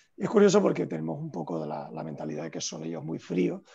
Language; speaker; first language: Spanish; native; Spanish